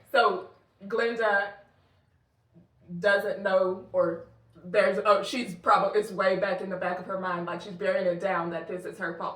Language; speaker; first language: English; native; English